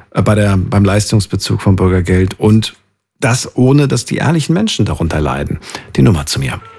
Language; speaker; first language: German; native; German